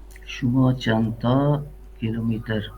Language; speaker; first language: Persian; non-native, learner; Urdu